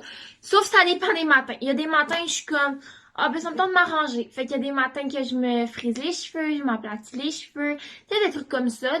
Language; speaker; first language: French; native; French